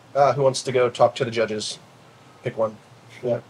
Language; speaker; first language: English; native; English